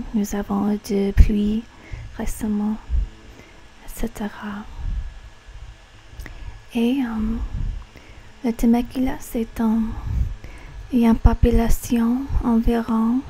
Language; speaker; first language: French; non-native, learner; English